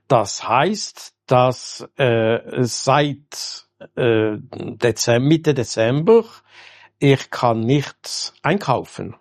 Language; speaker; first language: German; non-native, local second language; French